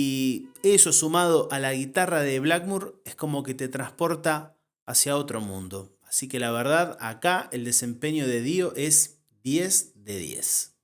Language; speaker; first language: Spanish; native; Spanish